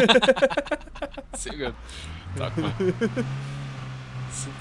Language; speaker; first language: German; native; German